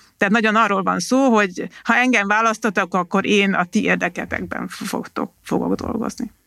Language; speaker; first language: Hungarian; early bilingual, heritage; Hungarian